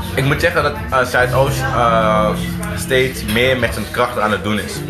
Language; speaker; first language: Dutch; early bilingual, other home language; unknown